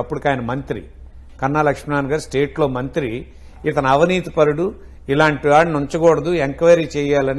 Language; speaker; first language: Telugu; native; Telugu